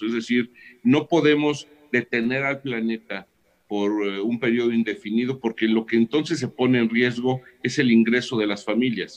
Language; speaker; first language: Spanish; native; Spanish